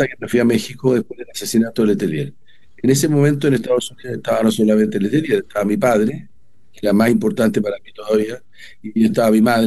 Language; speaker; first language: Spanish; native; Spanish